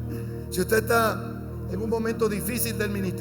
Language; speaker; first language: Spanish; native; Spanish